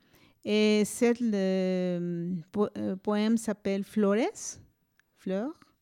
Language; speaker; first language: French; non-native, fluent; Spanish